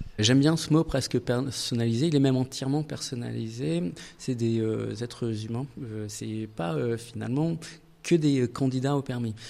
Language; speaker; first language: French; native; French